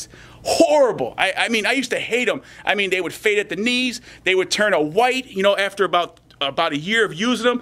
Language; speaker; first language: English; native; English